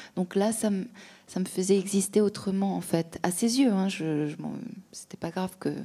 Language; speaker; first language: French; native; French